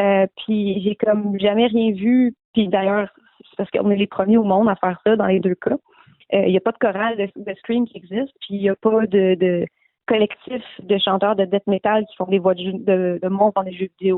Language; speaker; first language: French; native; French